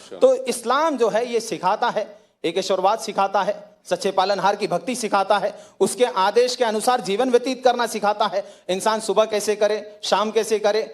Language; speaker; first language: Hindi; native; Hindi